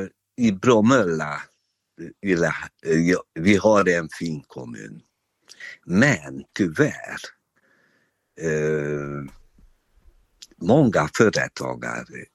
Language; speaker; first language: Swedish; non-native, learner; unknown